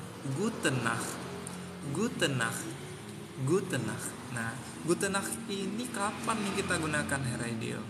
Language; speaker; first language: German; non-native, fluent; Indonesian